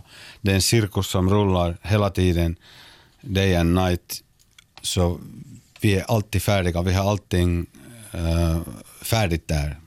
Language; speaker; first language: Swedish; non-native, local second language; Finnish